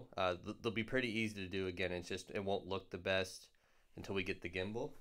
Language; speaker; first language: English; native; English